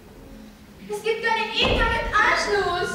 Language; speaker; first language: German; non-native, learner; Italian